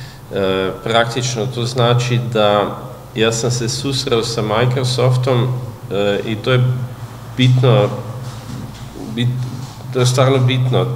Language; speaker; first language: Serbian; non-native, fluent; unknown